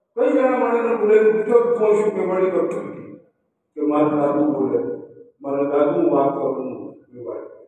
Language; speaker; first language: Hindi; non-native, local second language; Rajasthani